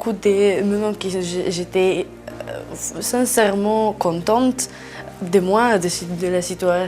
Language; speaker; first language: French; non-native, fluent; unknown